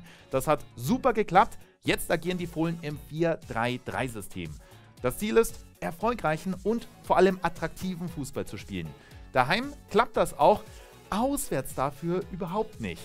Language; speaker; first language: German; native; German